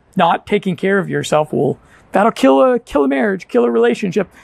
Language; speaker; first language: English; native; English